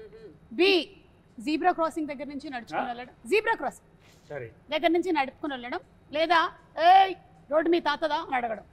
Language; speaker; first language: Telugu; native; Telugu